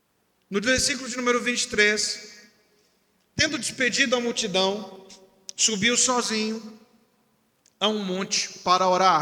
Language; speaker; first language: Portuguese; native; Portuguese